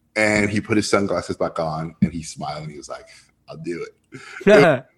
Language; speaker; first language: English; non-native, fluent; Spanish